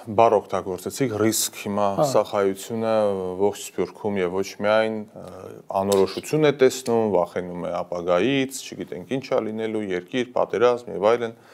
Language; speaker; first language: Armenian; native; Armenian